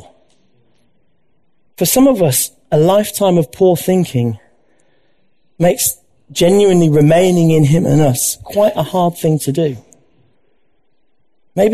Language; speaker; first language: English; native; English